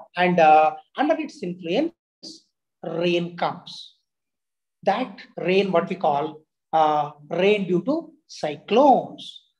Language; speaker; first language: English; non-native, local second language; Telugu